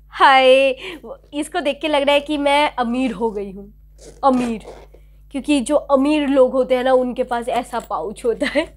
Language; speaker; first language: Hindi; non-native, local second language; Bangla